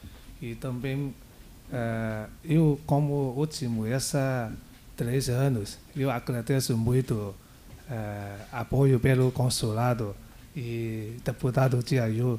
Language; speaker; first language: Portuguese; non-native, learner; Chinese